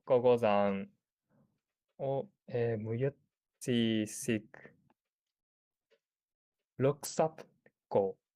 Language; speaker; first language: Chinese; non-native, learner; Japanese